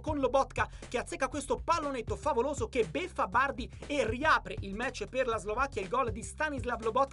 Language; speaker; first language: Italian; native; Italian